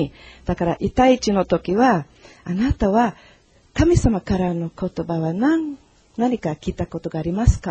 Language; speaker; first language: Japanese; non-native, learner; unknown